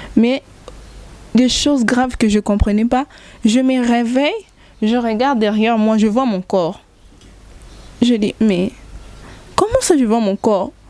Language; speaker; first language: French; non-native, local second language; Lingala